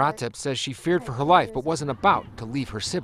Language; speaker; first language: English; native; English